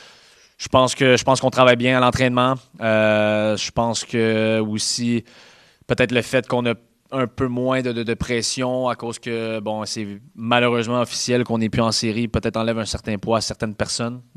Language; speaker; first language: French; native; French